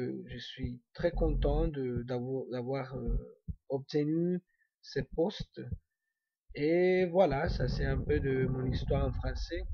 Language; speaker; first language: French; non-native, fluent; Spanish